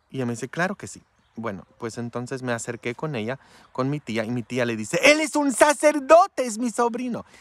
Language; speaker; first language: Spanish; non-native, fluent; Polish